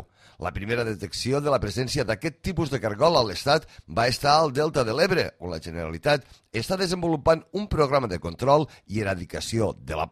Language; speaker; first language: Catalan; native; Catalan